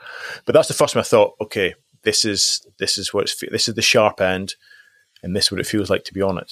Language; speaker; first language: English; native; English